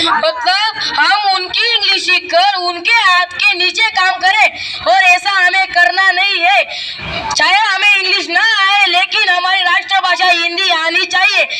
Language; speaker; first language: Hindi; non-native, local second language; Marathi